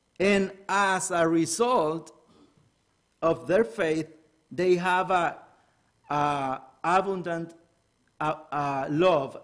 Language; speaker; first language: English; non-native, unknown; Spanish